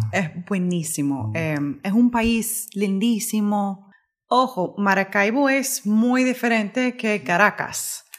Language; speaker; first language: Spanish; early bilingual, heritage; Spanish